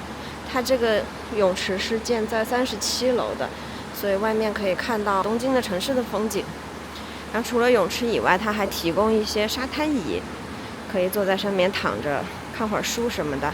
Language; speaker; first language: Chinese; native; Chinese